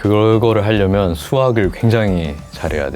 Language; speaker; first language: Korean; native; Korean